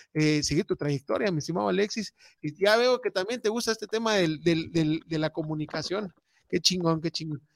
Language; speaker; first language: Spanish; native; Spanish